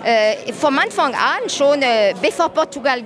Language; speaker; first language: German; non-native, fluent; French